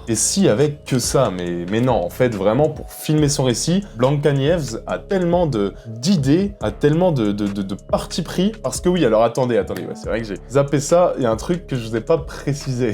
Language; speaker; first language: French; native; French